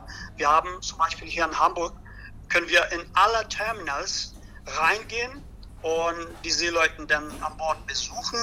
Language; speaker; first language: German; non-native, learner; Portuguese